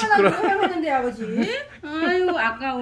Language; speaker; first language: Korean; native; Korean